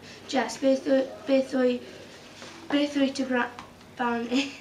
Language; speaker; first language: Welsh; non-native, local second language; English